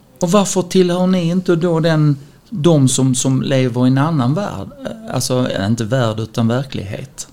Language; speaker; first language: Swedish; native; Swedish